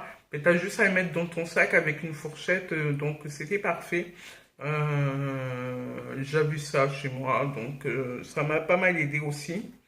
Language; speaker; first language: French; native; French